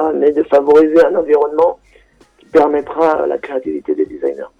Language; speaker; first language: French; native; French